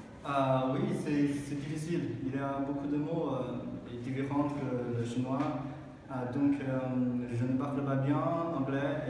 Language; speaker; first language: French; non-native, learner; Chinese